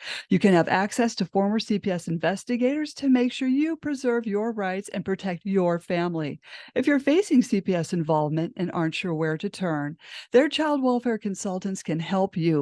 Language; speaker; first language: English; native; English